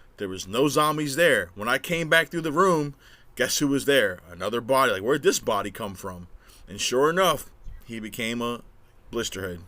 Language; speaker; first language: English; native; English